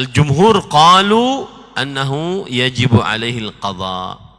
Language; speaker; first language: Arabic; non-native, fluent; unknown